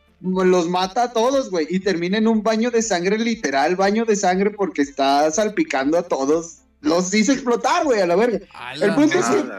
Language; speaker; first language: Spanish; native; Spanish